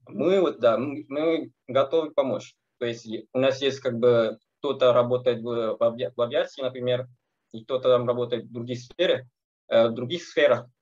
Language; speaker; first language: Russian; non-native, learner; Malay